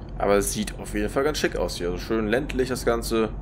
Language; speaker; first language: German; native; German